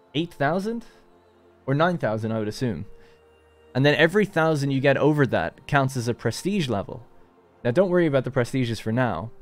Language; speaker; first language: English; native; English